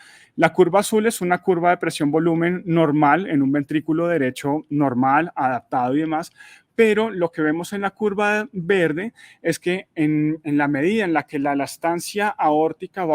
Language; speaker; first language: Spanish; native; Spanish